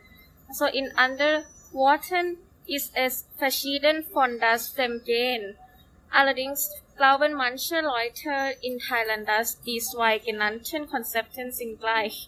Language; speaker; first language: German; non-native, learner; Thai